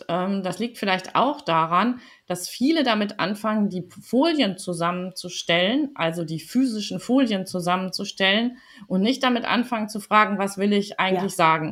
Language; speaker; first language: German; native; German